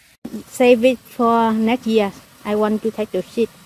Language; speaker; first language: English; non-native, learner; Vietnamese